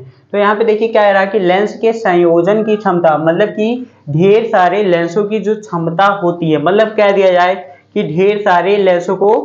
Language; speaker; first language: Hindi; native; Hindi